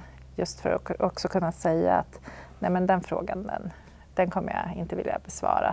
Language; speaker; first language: Swedish; native; Swedish